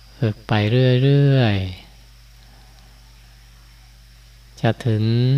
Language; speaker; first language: Thai; non-native, fluent; Japanese